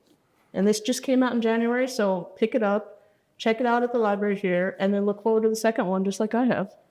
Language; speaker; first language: English; native; English